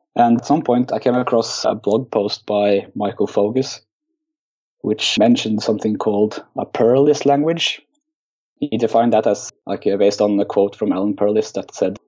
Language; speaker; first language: English; non-native, fluent; Norwegian